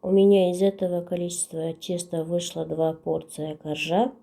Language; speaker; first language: Russian; non-native, local second language; Kazakh